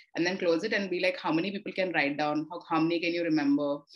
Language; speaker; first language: English; non-native, local second language; Telugu